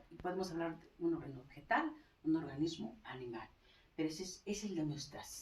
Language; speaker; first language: Spanish; native; Spanish